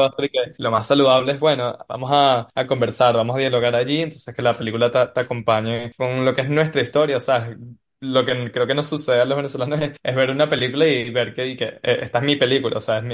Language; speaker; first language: Spanish; native; Spanish